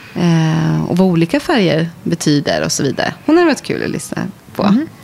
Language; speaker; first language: Swedish; native; Swedish